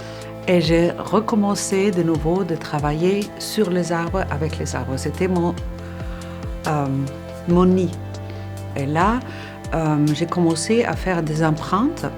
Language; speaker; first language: French; non-native, fluent; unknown